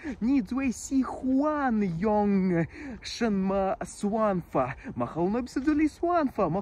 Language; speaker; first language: Chinese; non-native, learner; Russian